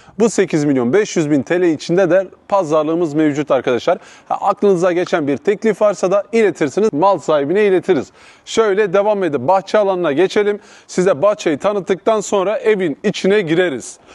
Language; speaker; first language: Turkish; native; Turkish